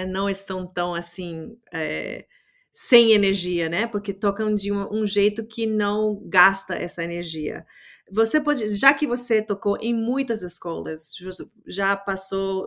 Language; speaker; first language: Portuguese; non-native, fluent; English